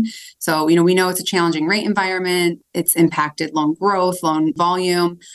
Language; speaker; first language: English; native; English